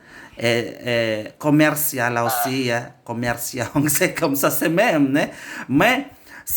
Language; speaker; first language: French; non-native, learner; Indonesian